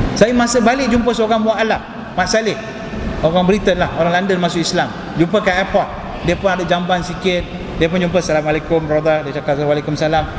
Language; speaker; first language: Malay; non-native, local second language; Tamil